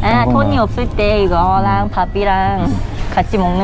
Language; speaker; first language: Korean; non-native, learner; Thai